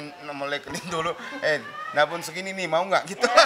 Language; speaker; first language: Indonesian; non-native, fluent; Japanese